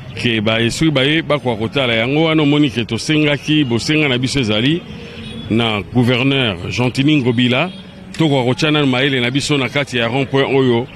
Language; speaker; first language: Lingala; native; Lingala